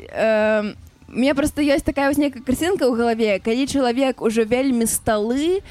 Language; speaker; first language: Belarusian; non-native, local second language; Russian